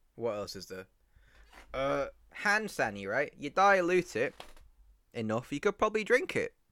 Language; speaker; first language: English; native; English